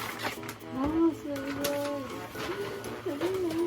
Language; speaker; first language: Japanese; non-native, fluent; Filipino